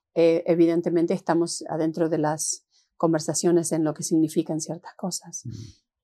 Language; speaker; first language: Spanish; native; Spanish